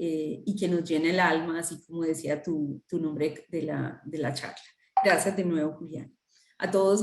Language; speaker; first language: Spanish; native; Spanish